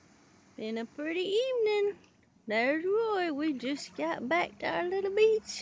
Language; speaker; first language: English; native; English